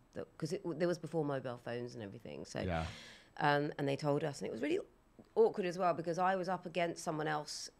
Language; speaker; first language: English; native; English